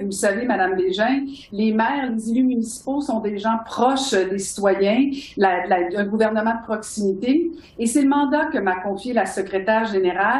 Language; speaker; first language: French; native; French